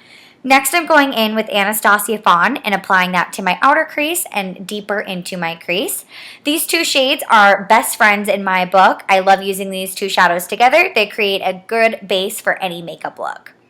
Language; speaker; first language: English; native; English